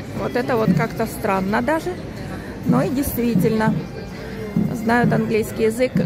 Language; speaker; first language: Russian; native; Russian